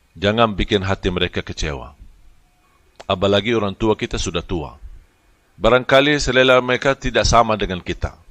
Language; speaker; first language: Malay; non-native, fluent; Arabic